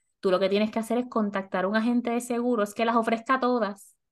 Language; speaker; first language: Spanish; native; Spanish